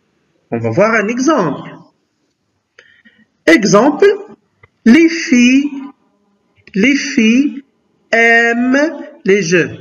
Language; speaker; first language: French; non-native, local second language; Arabic